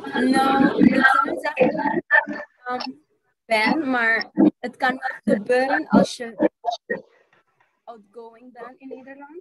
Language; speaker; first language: Dutch; non-native, local second language; Papiamento